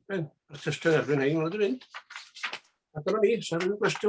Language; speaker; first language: Welsh; native; Welsh